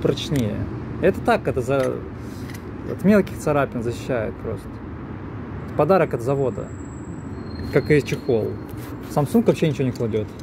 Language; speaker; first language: Russian; native; Russian